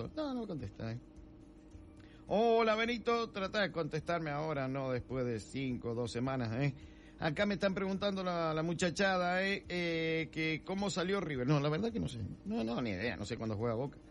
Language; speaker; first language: Spanish; native; Spanish